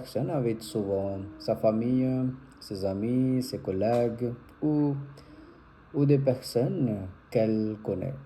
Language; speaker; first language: French; non-native, learner; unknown